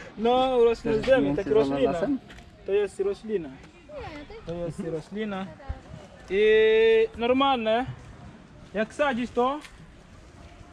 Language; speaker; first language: Polish; non-native, learner; Swahili